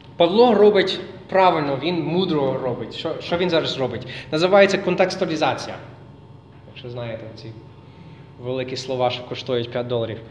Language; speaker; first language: Ukrainian; non-native, fluent; English